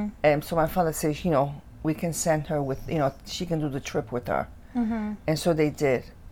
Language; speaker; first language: English; early bilingual, other home language; Italian